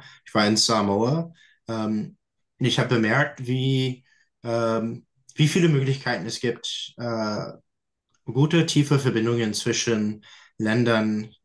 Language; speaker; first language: German; non-native, fluent; English